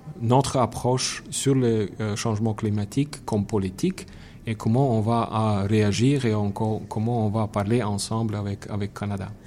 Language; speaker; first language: French; non-native, fluent; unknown